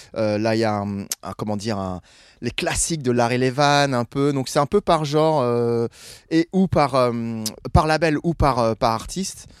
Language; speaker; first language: French; non-native, fluent; English